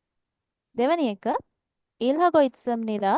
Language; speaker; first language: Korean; non-native, fluent; Sinhala